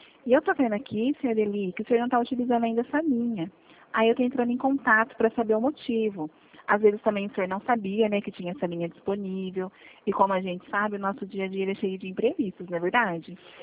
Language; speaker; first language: Portuguese; native; Portuguese